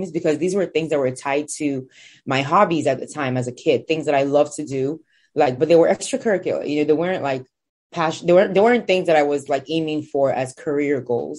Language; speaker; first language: English; non-native, local second language; Igbo